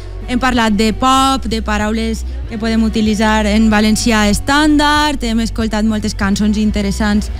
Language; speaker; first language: Catalan; native; Catalan